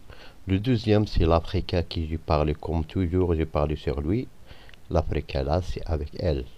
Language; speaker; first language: French; non-native, fluent; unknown